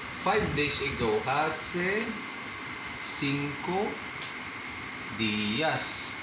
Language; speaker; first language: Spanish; non-native, fluent; Filipino